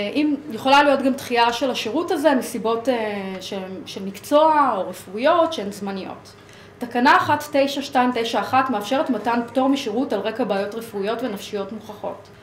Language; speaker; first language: Hebrew; native; Hebrew